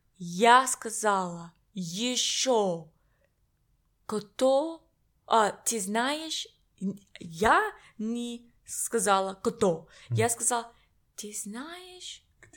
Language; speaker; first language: Russian; non-native, learner; English